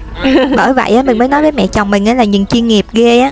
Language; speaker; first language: Vietnamese; native; Vietnamese